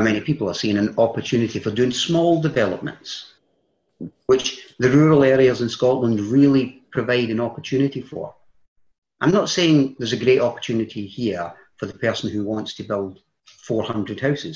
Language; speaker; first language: English; native; English